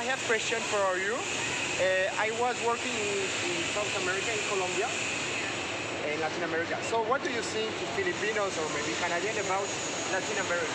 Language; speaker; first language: English; non-native, learner; French